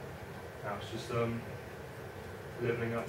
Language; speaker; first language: English; native; English